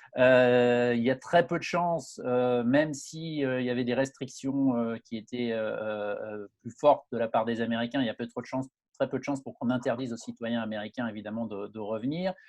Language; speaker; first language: French; native; French